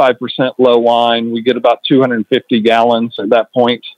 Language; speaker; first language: English; native; English